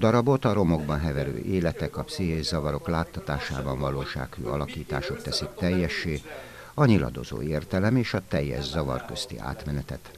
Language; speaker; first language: Hungarian; native; Hungarian